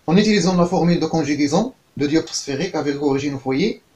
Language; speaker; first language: French; non-native, local second language; Arabic